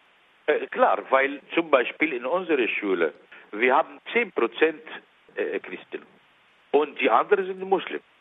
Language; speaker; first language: German; non-native, learner; Arabic